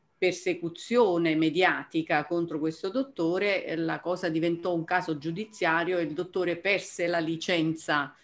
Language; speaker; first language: Italian; native; Italian